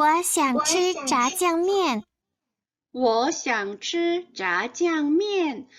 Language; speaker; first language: Chinese; non-native, fluent; Korean